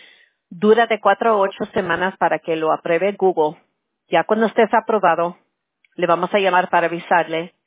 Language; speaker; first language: Spanish; early bilingual, heritage; Spanish